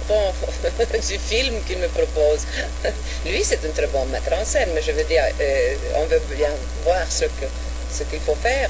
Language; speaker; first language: French; non-native, fluent; Swedish